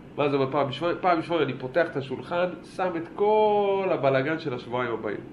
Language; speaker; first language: Hebrew; native; Hebrew